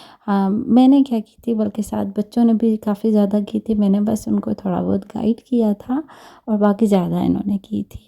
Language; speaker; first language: Urdu; native; Urdu